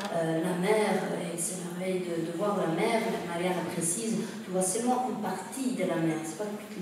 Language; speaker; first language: French; non-native, fluent; Italian